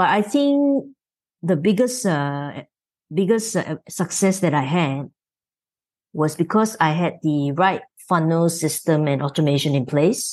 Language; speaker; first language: English; non-native, local second language; Chinese